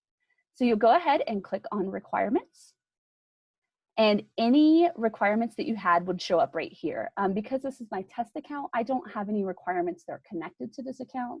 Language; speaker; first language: English; native; English